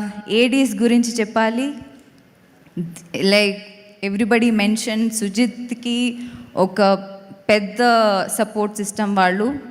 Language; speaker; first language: Telugu; non-native, learner; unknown